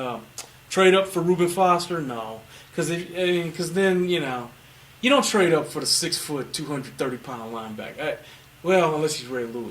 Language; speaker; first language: English; native; English